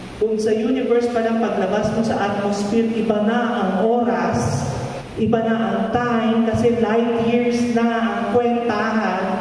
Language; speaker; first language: Filipino; non-native, local second language; Pampanga